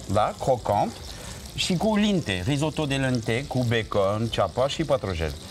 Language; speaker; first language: Romanian; non-native, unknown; French